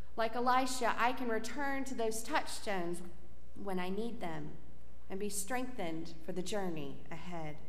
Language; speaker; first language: English; native; English